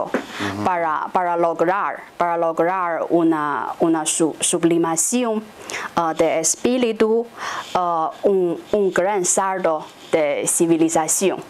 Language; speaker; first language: Spanish; non-native, fluent; Chinese